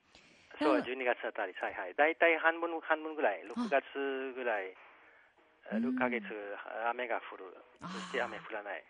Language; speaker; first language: Japanese; non-native, fluent; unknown